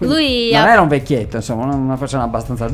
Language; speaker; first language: Italian; native; Italian